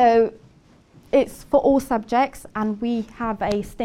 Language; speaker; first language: English; native; English